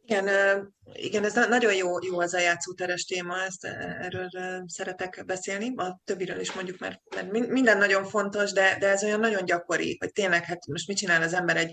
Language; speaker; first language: Hungarian; native; Hungarian